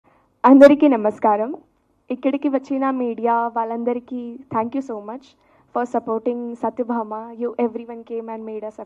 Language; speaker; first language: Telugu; non-native, learner; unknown